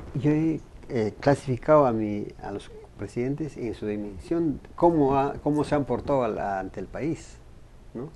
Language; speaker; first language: Spanish; native; Spanish